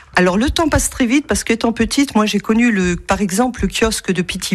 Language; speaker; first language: French; native; French